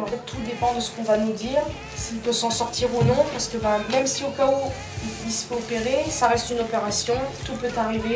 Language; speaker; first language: French; native; French